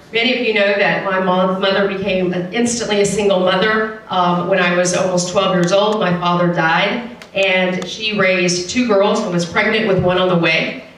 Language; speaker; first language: English; native; English